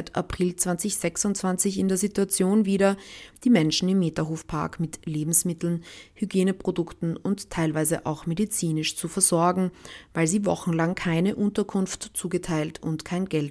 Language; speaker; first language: German; native; German